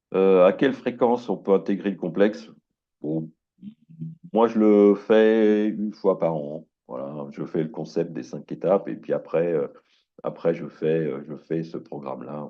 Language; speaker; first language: French; native; French